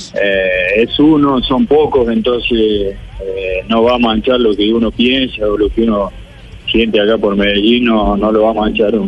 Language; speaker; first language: Spanish; native; Spanish